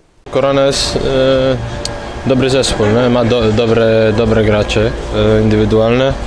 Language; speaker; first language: Polish; non-native, learner; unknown